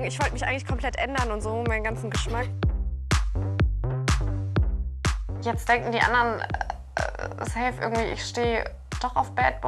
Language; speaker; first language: German; native; German